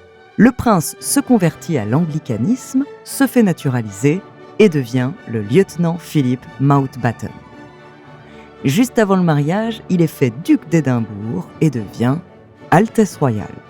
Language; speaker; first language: French; native; French